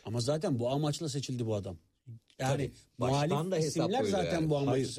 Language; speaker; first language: Turkish; native; Turkish